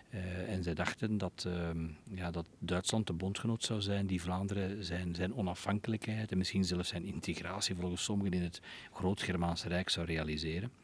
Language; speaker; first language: Dutch; native; Dutch